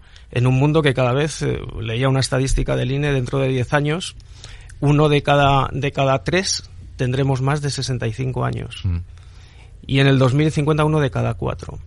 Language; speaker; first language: Spanish; native; Spanish